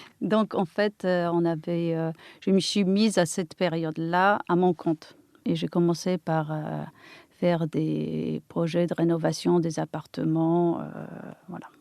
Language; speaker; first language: French; non-native, fluent; Polish